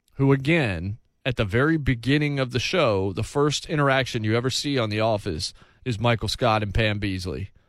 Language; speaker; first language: English; native; English